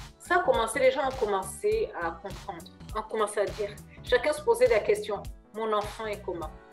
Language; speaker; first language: French; non-native, local second language; Kinyarwanda